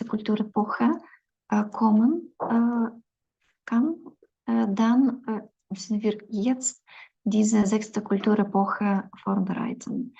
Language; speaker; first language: German; non-native, fluent; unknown